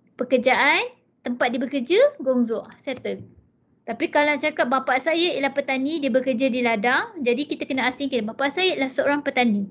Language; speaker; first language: Malay; native; Malay